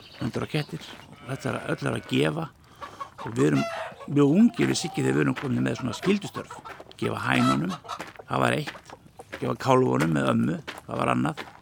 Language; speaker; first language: Icelandic; native; Icelandic